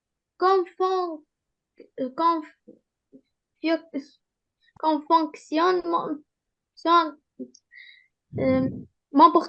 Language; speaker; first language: French; non-native, learner; Arabic